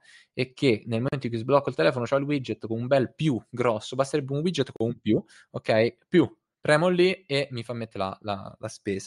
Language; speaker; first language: Italian; native; Italian